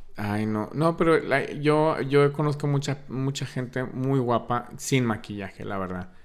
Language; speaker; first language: Spanish; early bilingual, heritage; Spanish